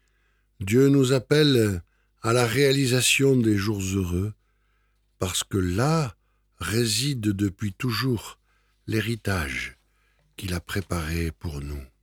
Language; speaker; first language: French; native; French